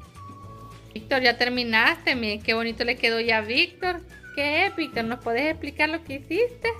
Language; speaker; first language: Spanish; native; Spanish